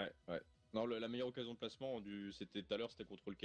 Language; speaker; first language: French; native; French